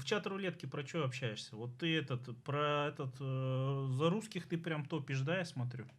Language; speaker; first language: Russian; native; Russian